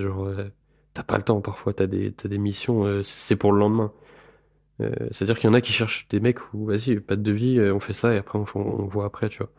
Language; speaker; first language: French; native; French